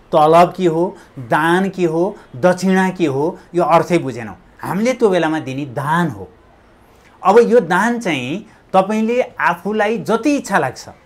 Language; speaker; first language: Nepali; native; Nepali